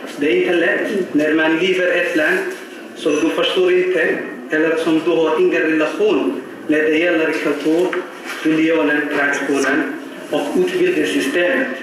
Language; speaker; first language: Swedish; non-native, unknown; Somali